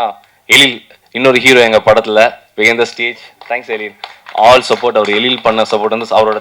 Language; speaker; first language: Tamil; native; Tamil